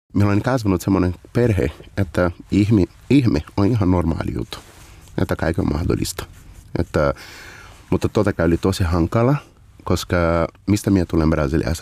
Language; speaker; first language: Finnish; non-native, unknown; Portuguese